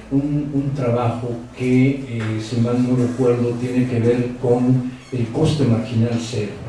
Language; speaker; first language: Spanish; native; Spanish